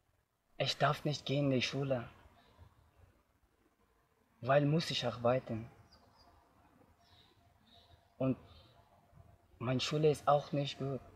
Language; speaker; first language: German; non-native, learner; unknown